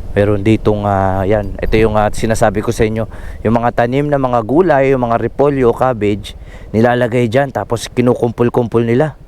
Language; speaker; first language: Filipino; native; Filipino